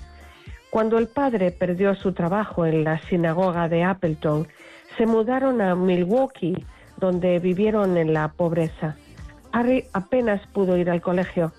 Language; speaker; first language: Spanish; native; Spanish